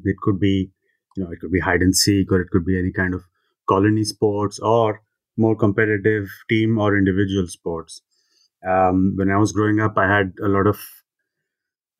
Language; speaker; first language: English; non-native, local second language; Telugu